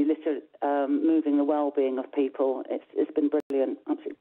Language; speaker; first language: English; native; English